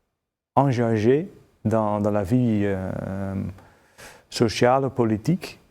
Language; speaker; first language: French; non-native, fluent; Dutch